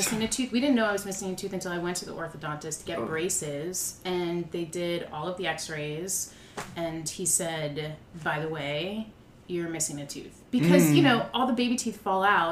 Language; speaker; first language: English; native; English